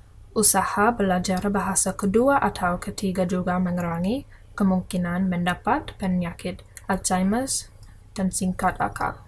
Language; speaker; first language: Indonesian; non-native, learner; English